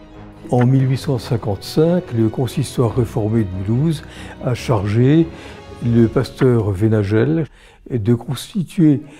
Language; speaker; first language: French; native; French